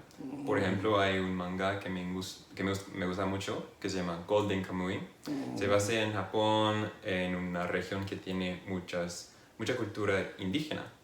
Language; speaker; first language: Spanish; non-native, fluent; English